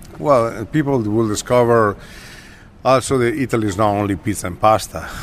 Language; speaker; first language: English; non-native, fluent; Italian